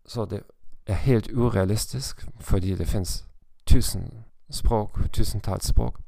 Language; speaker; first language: Swedish; non-native, learner; German